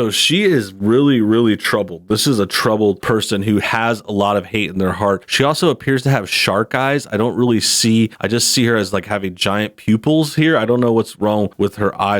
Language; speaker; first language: English; native; English